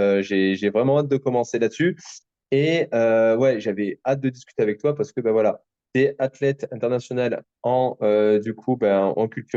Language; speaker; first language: French; native; French